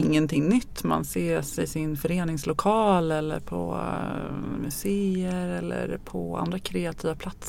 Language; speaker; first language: Swedish; native; Swedish